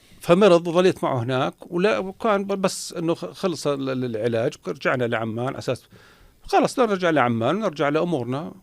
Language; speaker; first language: Arabic; native; Arabic